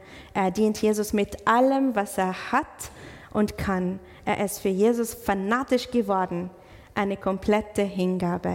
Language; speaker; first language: German; non-native, fluent; English